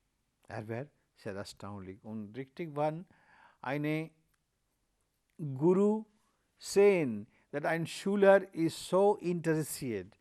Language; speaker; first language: German; non-native, learner; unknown